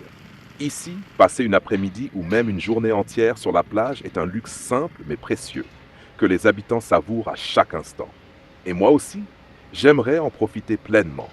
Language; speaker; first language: French; native; French